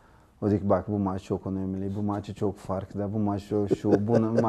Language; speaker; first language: Turkish; non-native, learner; Portuguese